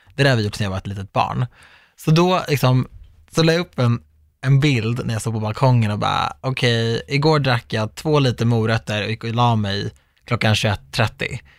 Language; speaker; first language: Swedish; native; Swedish